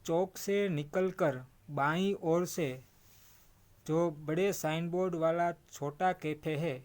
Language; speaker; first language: Hindi; non-native, local second language; Gujarati